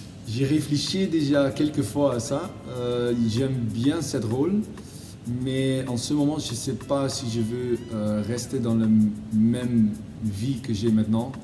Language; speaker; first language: French; non-native, learner; Dutch